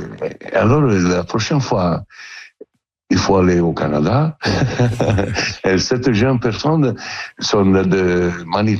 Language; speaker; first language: French; non-native, learner; Italian